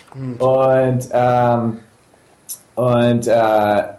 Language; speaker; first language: German; non-native, fluent; English